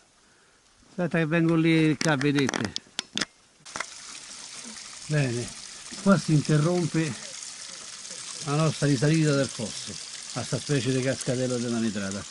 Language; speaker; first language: Italian; native; Italian